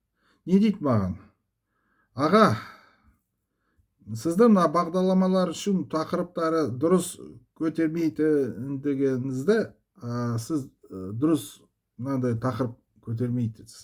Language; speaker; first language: Kazakh; non-native, local second language; Russian